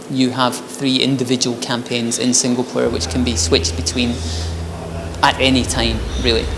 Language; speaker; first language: English; native; English